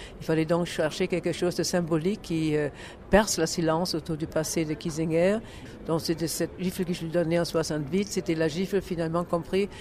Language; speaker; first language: French; non-native, fluent; German